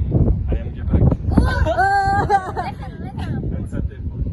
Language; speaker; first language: English; non-native, learner; French